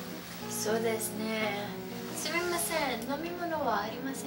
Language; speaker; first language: Japanese; non-native, learner; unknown